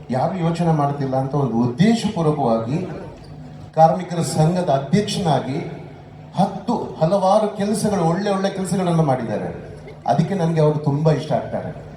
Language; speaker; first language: Kannada; non-native, local second language; Tulu